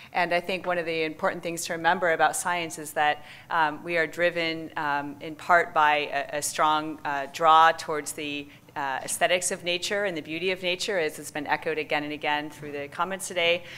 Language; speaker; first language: English; native; English